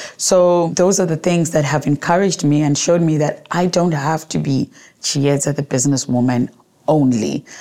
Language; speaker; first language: English; non-native, local second language; Shona